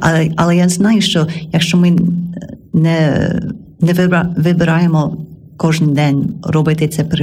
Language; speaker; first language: Ukrainian; non-native, learner; English